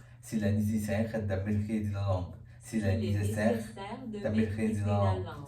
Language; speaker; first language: French; non-native, learner; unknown